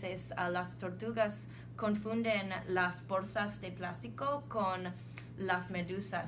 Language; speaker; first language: Spanish; non-native, learner; English